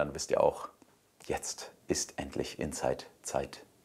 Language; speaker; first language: German; native; German